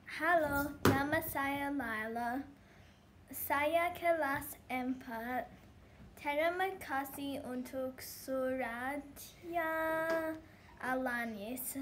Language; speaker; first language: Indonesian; non-native, learner; English